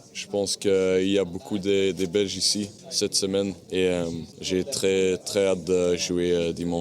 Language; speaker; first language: French; non-native, fluent; Dutch